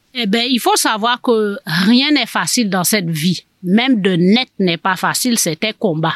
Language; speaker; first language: French; native; French